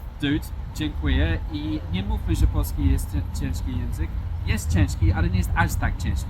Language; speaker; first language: Polish; non-native, fluent; English